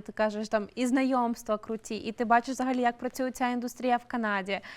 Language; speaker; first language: Ukrainian; native; Ukrainian